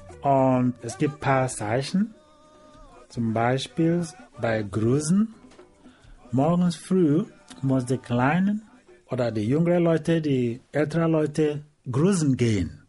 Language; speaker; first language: German; non-native, learner; Igbo